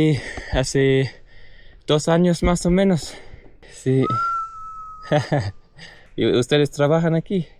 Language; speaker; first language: Spanish; non-native, learner; English